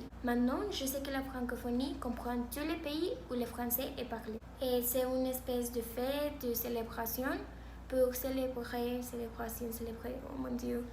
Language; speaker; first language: French; non-native, learner; Spanish